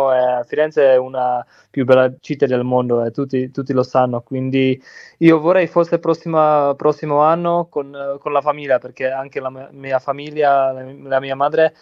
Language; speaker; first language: Italian; non-native, learner; Czech